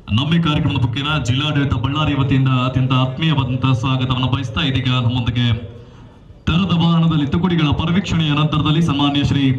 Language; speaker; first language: Kannada; native; Kannada